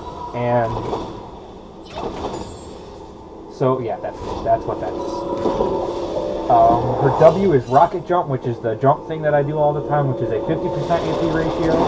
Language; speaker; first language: English; native; English